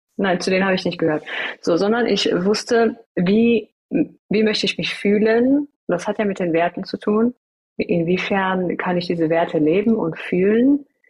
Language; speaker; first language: German; early bilingual, other home language; Persian